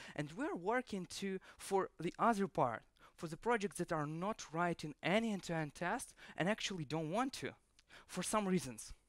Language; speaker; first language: English; non-native, fluent; Ukrainian